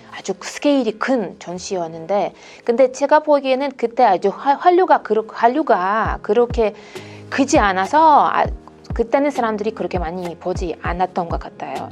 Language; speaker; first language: Korean; non-native, fluent; Russian